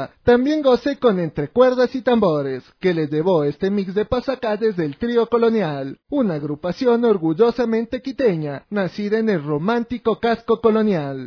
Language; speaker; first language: Spanish; native; Spanish